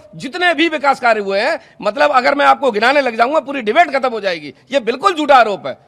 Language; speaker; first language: Hindi; native; Hindi